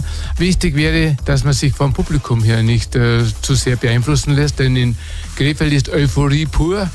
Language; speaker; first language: German; native; German